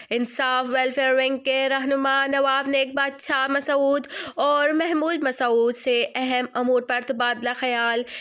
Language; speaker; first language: Urdu; non-native, local second language; Pashto